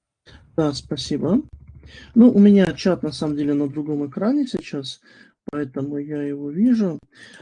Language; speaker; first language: Russian; native; Russian